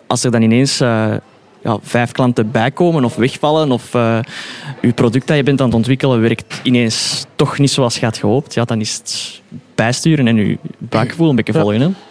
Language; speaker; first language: Dutch; native; Dutch